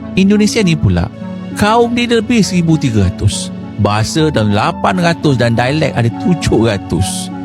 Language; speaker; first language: Malay; native; Malay